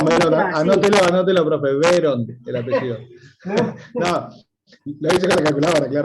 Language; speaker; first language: Spanish; native; Spanish